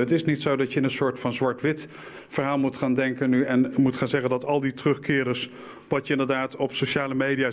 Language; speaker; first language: Dutch; native; Dutch